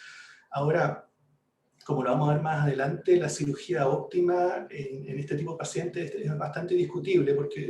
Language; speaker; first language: Spanish; native; Spanish